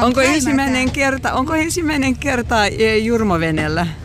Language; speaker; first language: Finnish; non-native, local second language; Swedish